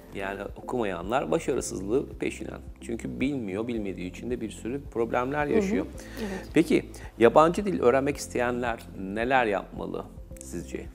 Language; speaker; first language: Turkish; native; Turkish